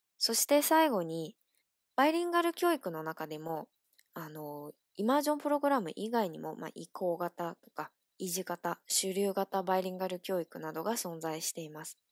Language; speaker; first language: Japanese; non-native, fluent; Chinese